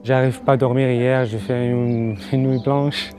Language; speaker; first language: French; non-native, learner; Arabic